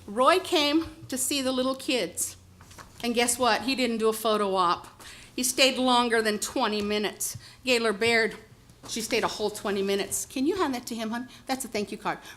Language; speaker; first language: English; native; English